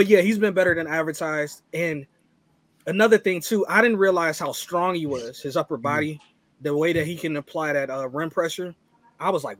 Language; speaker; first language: English; native; English